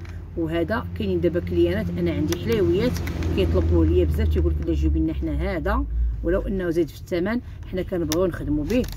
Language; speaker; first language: Arabic; native; Arabic